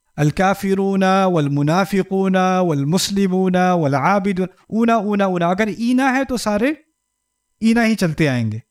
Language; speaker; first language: Urdu; native; Urdu